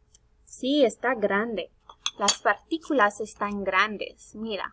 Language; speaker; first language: Spanish; non-native, fluent; English